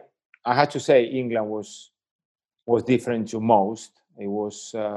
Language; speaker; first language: English; non-native, fluent; Spanish